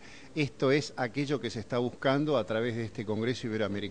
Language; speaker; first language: Spanish; native; Spanish